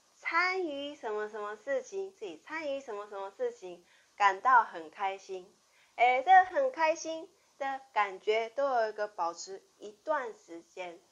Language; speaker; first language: Chinese; non-native, fluent; Japanese